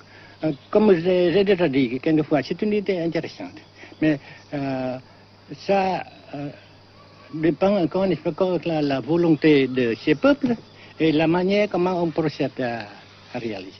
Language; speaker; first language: French; non-native, fluent; Vietnamese